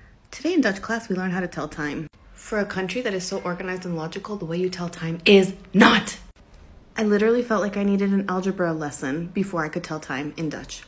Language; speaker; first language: English; native; English